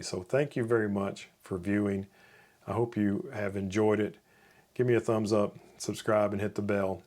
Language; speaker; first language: English; native; English